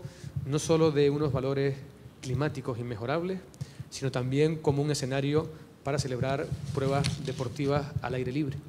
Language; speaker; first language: Spanish; native; Spanish